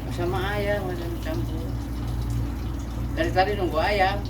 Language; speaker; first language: Indonesian; non-native, local second language; Sundanese